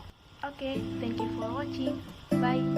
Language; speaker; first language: English; non-native, learner; Indonesian